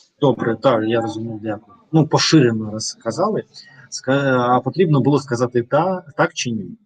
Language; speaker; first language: Ukrainian; non-native, learner; Russian